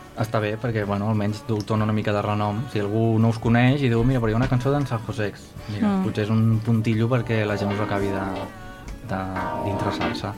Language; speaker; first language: Catalan; native; Catalan